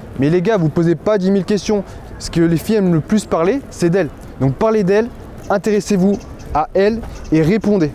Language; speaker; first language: French; native; French